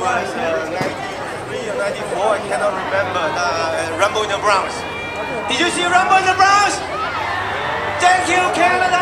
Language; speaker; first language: English; non-native, fluent; Cantonese